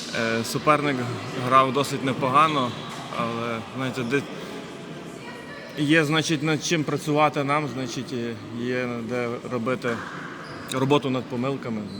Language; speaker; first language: Ukrainian; native; Ukrainian